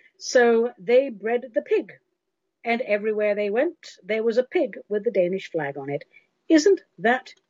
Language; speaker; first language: English; native; English